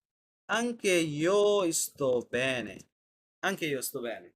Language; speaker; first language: Italian; non-native, fluent; Bangla